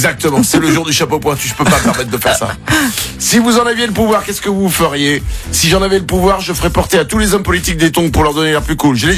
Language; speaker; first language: French; native; French